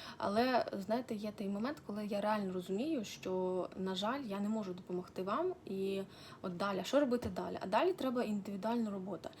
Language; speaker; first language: Ukrainian; non-native, local second language; Russian